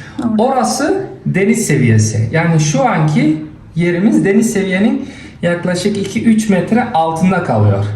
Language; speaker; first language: Turkish; early bilingual, heritage; Turkish